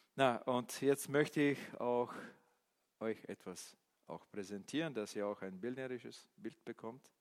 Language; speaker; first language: German; non-native, fluent; Bulgarian